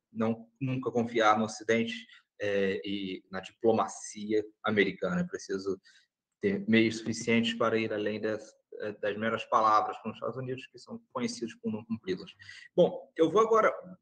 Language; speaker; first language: Portuguese; native; Portuguese